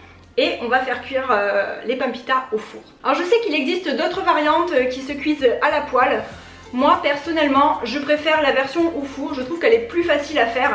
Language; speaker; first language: French; native; French